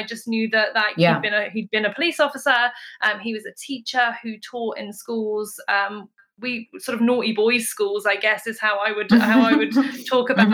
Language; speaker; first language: English; native; English